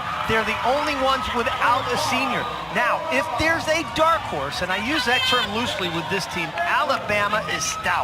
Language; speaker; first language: English; native; English